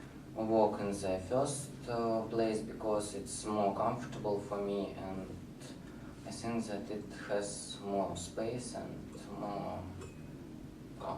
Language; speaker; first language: English; non-native, learner; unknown